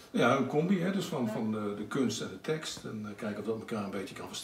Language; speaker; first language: Dutch; native; Dutch